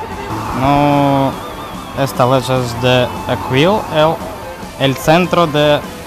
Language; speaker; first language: Spanish; non-native, learner; Russian